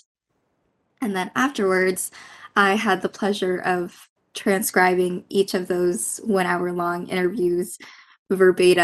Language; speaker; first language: English; non-native, local second language; Filipino